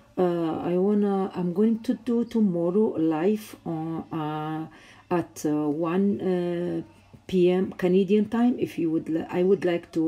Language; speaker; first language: English; non-native, learner; Arabic